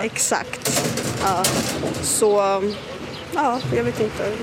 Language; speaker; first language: Swedish; early bilingual, other home language; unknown